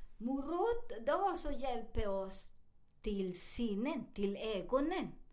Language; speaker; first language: Swedish; non-native, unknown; Spanish